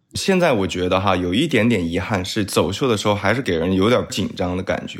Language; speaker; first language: Chinese; native; Chinese